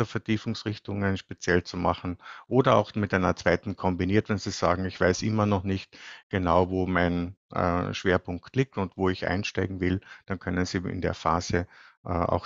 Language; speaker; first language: German; native; German